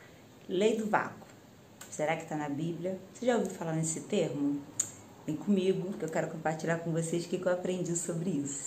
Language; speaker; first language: Portuguese; native; Portuguese